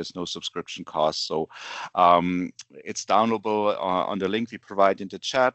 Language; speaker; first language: English; non-native, fluent; German